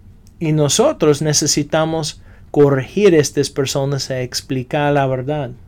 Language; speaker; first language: Spanish; non-native, fluent; English